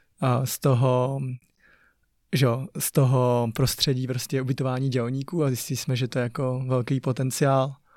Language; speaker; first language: Czech; early bilingual, other home language; Chinese